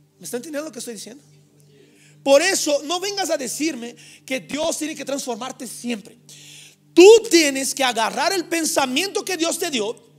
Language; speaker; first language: Spanish; non-native, fluent; Portuguese